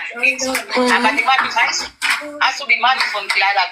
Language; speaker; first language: German; non-native, learner; Nigerian Pidgin